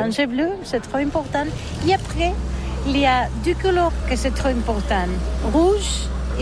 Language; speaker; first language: French; non-native, learner; Catalan